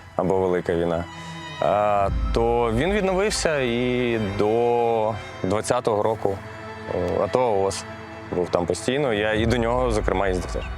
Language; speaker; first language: Ukrainian; native; Ukrainian